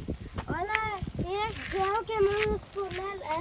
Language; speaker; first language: Spanish; early bilingual, heritage; Spanish